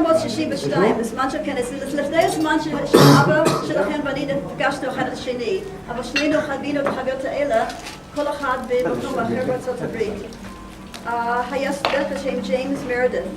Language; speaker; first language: Hebrew; non-native, fluent; English